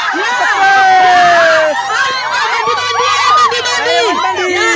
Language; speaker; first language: Indonesian; non-native, local second language; Nias